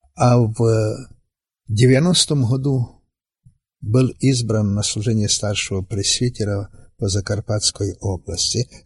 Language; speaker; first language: Russian; non-native, local second language; Rusyn